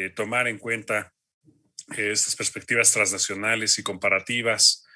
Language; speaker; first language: Spanish; native; Spanish